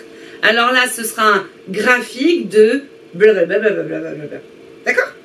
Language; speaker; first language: French; native; French